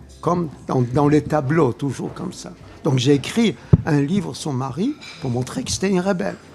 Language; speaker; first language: French; non-native, fluent; Polish